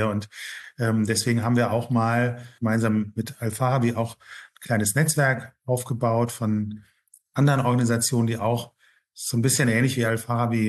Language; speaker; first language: German; native; German